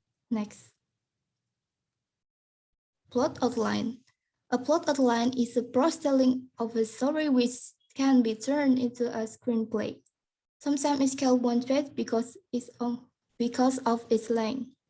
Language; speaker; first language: English; non-native, learner; Indonesian